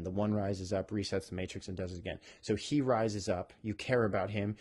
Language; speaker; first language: English; native; English